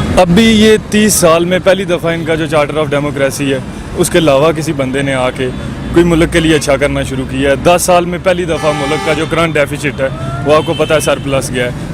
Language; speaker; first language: Urdu; non-native, local second language; Pahari-Potwari